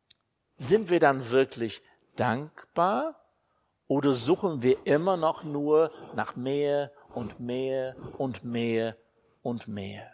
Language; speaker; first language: German; non-native, fluent; English